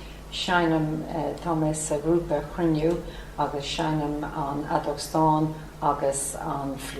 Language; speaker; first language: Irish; non-native, local second language; English